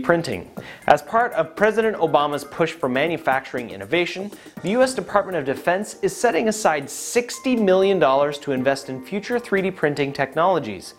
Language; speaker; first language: English; native; English